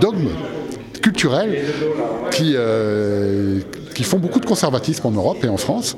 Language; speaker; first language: French; native; French